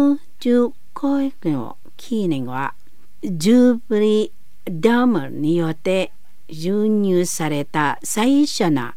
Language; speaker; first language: Japanese; non-native, learner; Indonesian